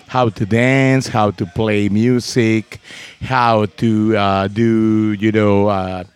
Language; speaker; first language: English; non-native, fluent; Spanish